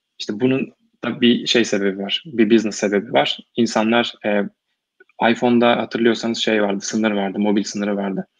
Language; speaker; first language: Turkish; native; Turkish